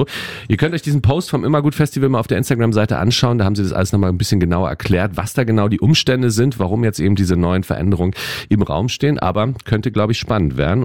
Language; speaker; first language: German; native; German